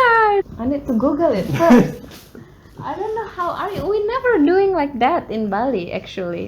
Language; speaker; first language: English; non-native, learner; Balinese